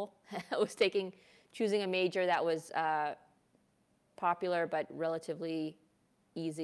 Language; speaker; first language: English; early bilingual, other home language; Hindi